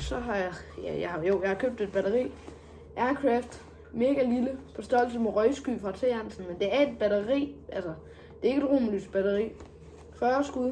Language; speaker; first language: Danish; native; Danish